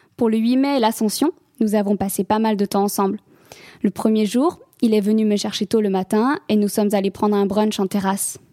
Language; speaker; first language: French; native; French